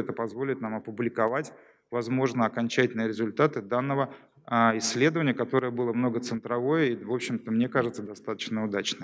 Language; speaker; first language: Russian; native; Russian